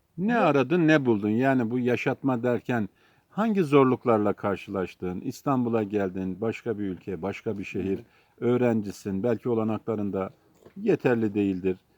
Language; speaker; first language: Turkish; native; Turkish